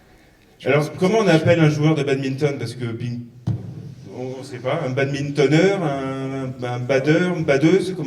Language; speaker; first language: French; native; French